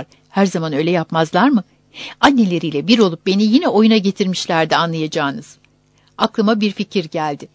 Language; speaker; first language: Turkish; native; Turkish